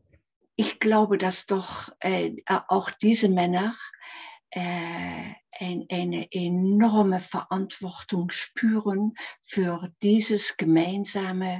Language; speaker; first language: German; non-native, fluent; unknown